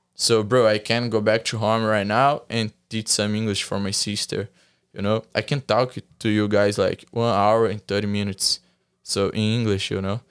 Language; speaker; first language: English; non-native, learner; Portuguese